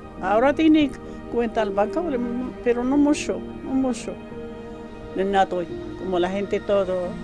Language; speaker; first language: Spanish; non-native, learner; Arabic